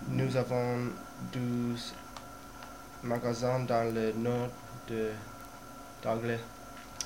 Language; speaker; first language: French; non-native, learner; English